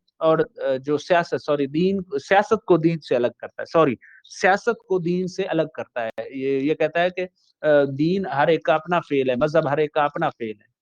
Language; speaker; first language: Urdu; non-native, local second language; Punjabi